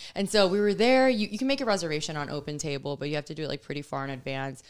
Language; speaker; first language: English; native; English